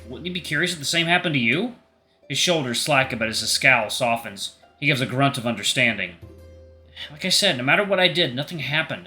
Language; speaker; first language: English; native; English